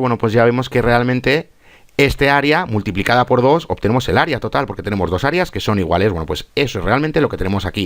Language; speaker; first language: Spanish; native; Spanish